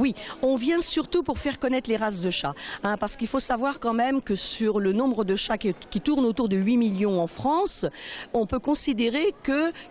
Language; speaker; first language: French; native; French